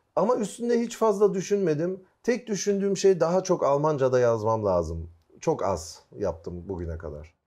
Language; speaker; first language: Turkish; early bilingual, heritage; Turkish